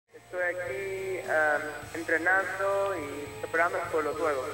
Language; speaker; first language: Spanish; early bilingual, heritage; English